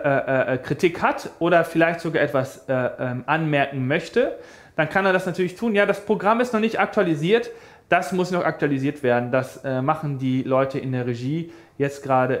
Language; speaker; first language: German; native; German